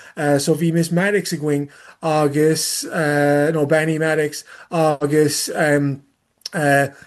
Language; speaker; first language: Irish; non-native, learner; English